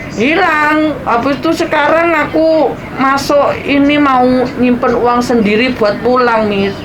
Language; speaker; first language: Indonesian; non-native, local second language; Javanese